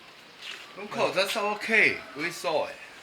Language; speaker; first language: English; non-native, learner; Korean